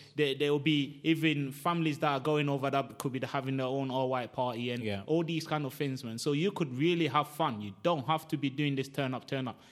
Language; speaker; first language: English; non-native, local second language; Akan